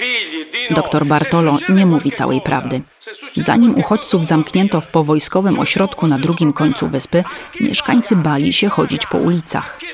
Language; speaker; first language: Polish; native; Polish